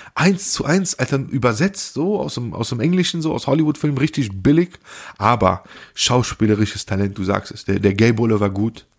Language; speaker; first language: German; early bilingual, other home language; Turkish